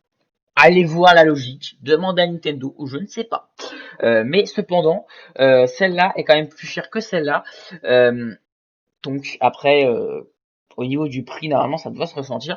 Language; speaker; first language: French; native; French